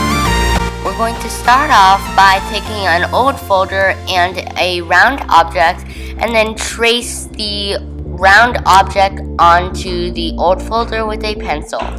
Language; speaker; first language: English; native; English